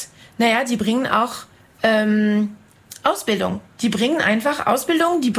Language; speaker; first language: German; non-native, fluent; French